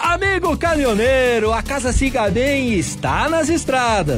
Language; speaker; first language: Portuguese; native; Portuguese